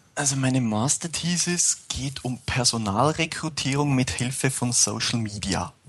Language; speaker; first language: German; native; German